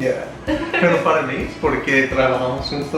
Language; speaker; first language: Spanish; non-native, fluent; English